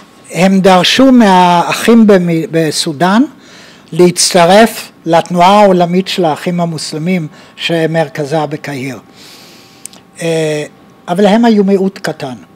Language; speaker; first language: Hebrew; native; Hebrew